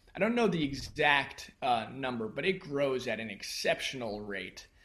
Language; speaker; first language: English; native; English